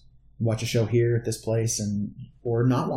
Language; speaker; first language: English; native; English